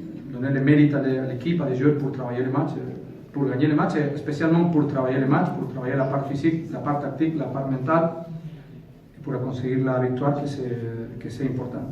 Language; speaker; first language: French; non-native, fluent; Spanish